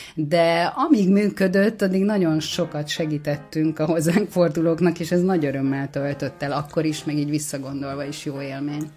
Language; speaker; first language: Hungarian; native; Hungarian